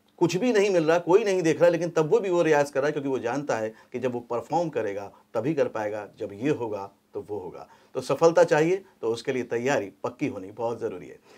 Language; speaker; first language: Hindi; native; Hindi